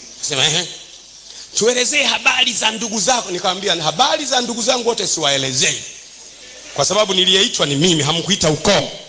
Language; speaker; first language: Swahili; native; Swahili